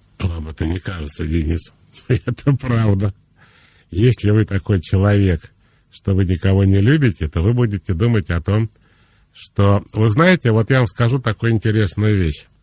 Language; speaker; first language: Russian; native; Russian